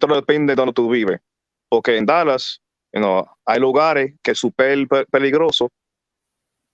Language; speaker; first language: Spanish; early bilingual, heritage; English